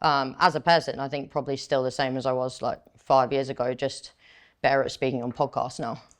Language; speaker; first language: English; native; English